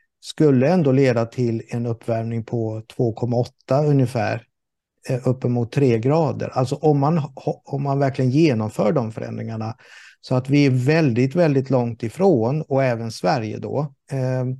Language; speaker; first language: Swedish; native; Swedish